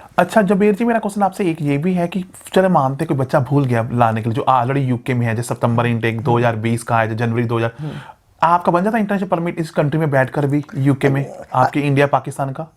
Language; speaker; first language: Hindi; non-native, local second language; Punjabi